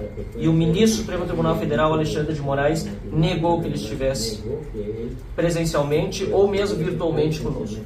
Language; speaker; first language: Portuguese; native; Portuguese